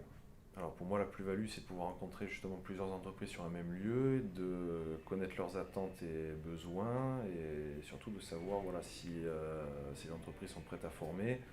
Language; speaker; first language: French; native; French